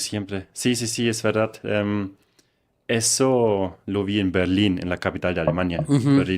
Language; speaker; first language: Spanish; non-native, fluent; German